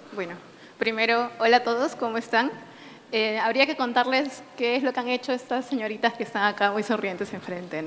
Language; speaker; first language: Spanish; native; Spanish